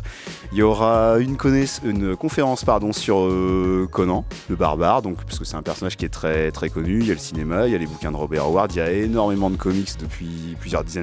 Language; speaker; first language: French; native; French